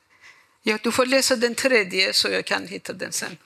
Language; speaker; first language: Swedish; non-native, fluent; Persian